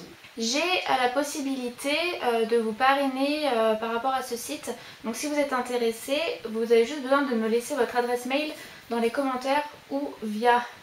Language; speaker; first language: French; native; French